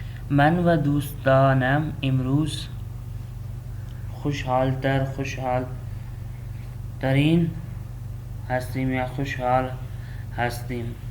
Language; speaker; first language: Persian; non-native, fluent; Urdu